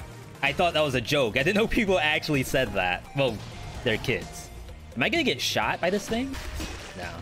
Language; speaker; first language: English; native; English